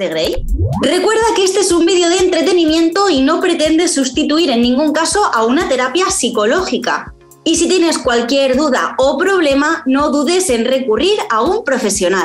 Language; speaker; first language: Spanish; native; Spanish